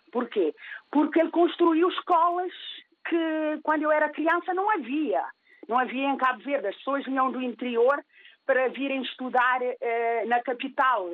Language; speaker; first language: Portuguese; early bilingual, other home language; Kabuverdianu